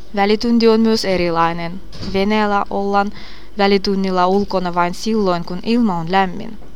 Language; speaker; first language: Finnish; non-native, fluent; Russian